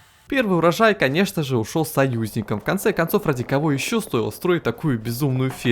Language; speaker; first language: Russian; native; Russian